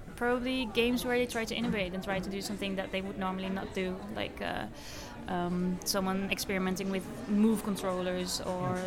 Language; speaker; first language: English; non-native, fluent; Dutch